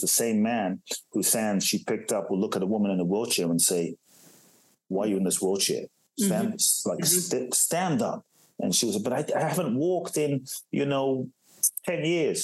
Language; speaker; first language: English; native; English